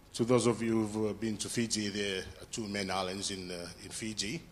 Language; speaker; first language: English; non-native, fluent; Fijian